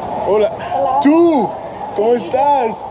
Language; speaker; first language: Spanish; non-native, learner; English